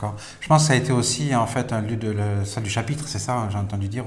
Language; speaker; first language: French; native; French